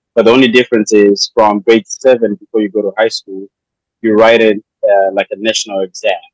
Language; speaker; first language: English; non-native, local second language; Shona